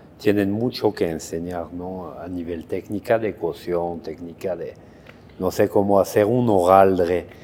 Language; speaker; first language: Spanish; non-native, fluent; French